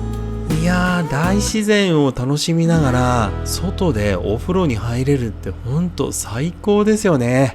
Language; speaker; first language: Japanese; native; Japanese